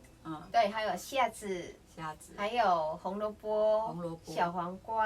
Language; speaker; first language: Chinese; non-native, fluent; Vietnamese